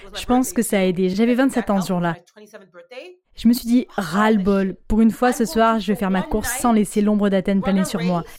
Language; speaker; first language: French; non-native, local second language; English